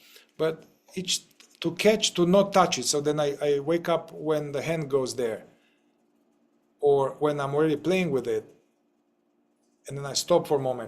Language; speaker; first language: English; non-native, fluent; Romanian